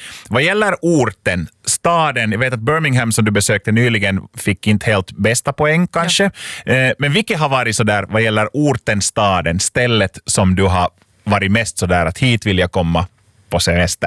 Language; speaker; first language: Swedish; native; Swedish